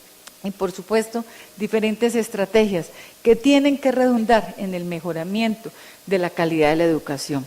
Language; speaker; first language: Spanish; native; Spanish